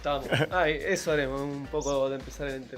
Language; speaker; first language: Spanish; native; Spanish